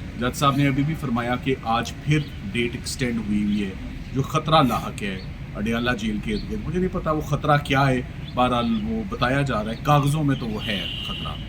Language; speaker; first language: Urdu; native; Urdu